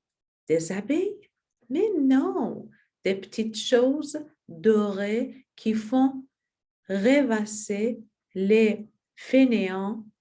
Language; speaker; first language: French; non-native, learner; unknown